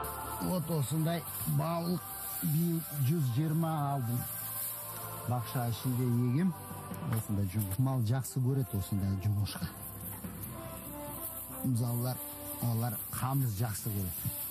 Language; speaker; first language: Kazakh; non-native, local second language; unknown